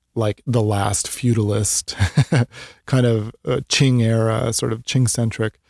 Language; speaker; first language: English; native; English